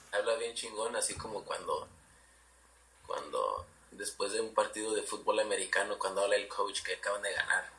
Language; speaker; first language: Spanish; early bilingual, heritage; Spanish